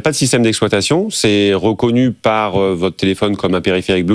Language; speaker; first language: French; native; French